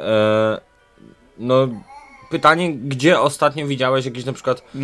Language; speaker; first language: Polish; native; Polish